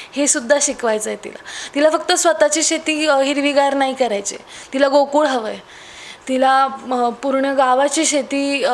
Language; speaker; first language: Marathi; native; Marathi